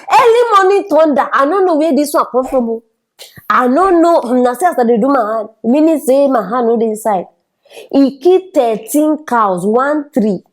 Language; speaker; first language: Nigerian Pidgin; native; Nigerian Pidgin